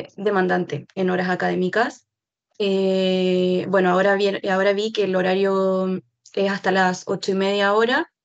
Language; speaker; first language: Spanish; native; Spanish